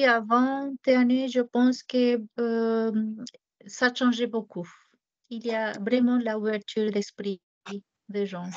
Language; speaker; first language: French; non-native, fluent; Japanese